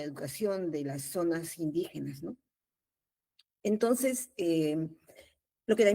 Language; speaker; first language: Spanish; native; Spanish